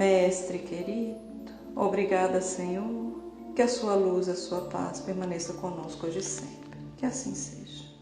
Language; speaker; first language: Portuguese; native; Portuguese